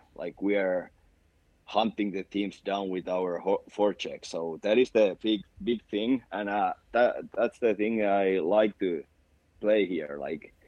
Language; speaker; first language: English; non-native, fluent; Finnish